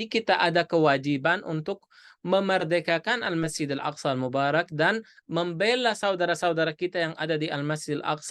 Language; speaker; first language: Indonesian; non-native, fluent; Arabic